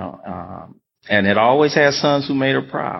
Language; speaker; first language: English; native; English